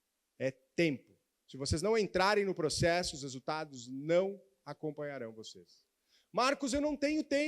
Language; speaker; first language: Portuguese; native; Portuguese